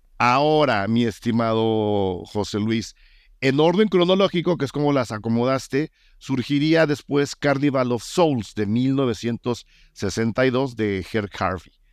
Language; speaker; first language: Spanish; native; Spanish